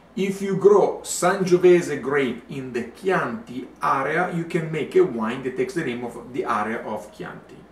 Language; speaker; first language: English; non-native, fluent; Italian